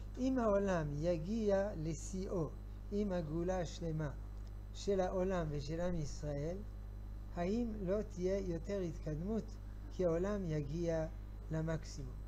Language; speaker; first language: Hebrew; non-native, fluent; French